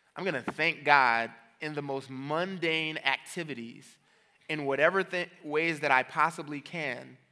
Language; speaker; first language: English; native; English